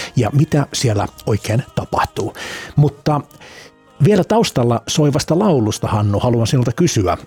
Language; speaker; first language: Finnish; native; Finnish